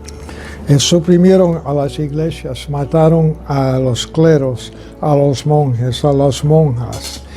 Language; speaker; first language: Spanish; non-native, fluent; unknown